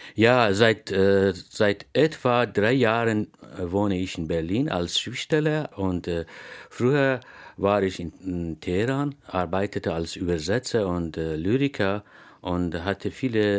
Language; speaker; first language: German; non-native, fluent; Persian